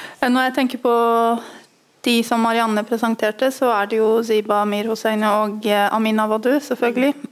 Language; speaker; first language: Norwegian; early bilingual, other home language; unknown